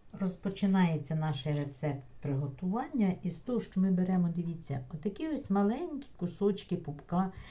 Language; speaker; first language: Ukrainian; non-native, local second language; Russian